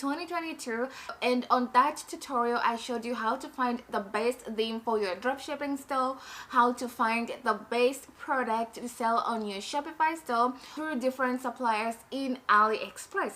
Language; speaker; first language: English; non-native, fluent; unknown